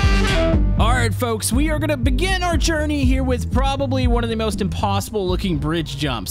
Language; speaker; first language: English; native; English